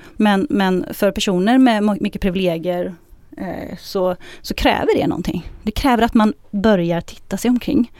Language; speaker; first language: Swedish; early bilingual, other home language; Arabic